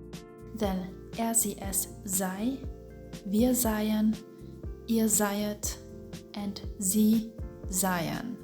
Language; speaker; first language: German; non-native, fluent; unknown